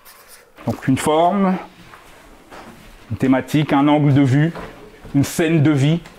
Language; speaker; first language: French; native; French